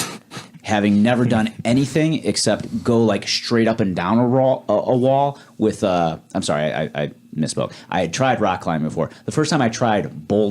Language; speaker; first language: English; native; English